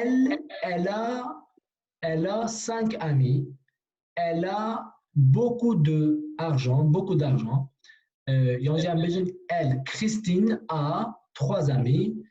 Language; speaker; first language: French; non-native, fluent; Kurdish